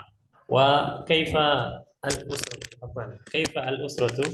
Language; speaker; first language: Arabic; non-native, fluent; Indonesian